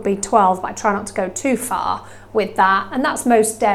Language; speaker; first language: English; native; English